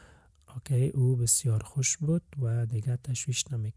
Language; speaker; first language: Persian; native; Persian